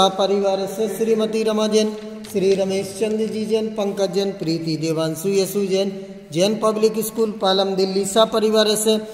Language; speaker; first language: Hindi; native; Hindi